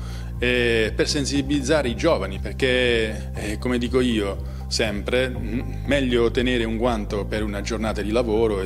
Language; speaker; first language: Italian; native; Italian